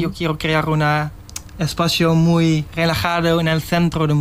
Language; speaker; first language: Spanish; non-native, learner; Dutch